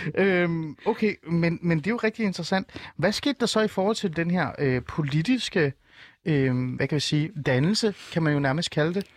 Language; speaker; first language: Danish; early bilingual, other home language; Persian